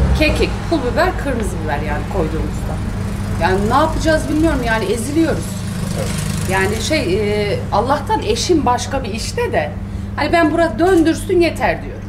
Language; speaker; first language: Turkish; native; Turkish